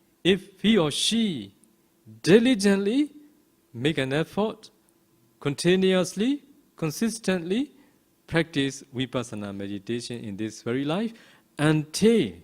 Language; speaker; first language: English; non-native, fluent; Burmese